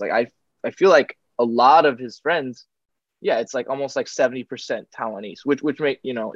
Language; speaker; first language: English; non-native, fluent; Chinese